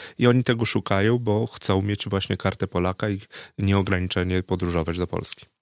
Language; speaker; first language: Polish; native; Polish